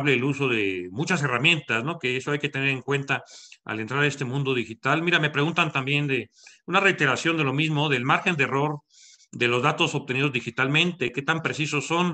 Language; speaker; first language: Spanish; native; Spanish